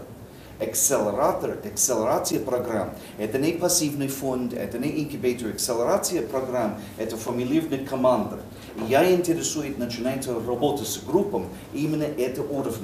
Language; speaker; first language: Russian; non-native, learner; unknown